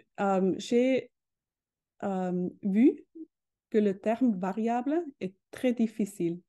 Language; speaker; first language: French; non-native, learner; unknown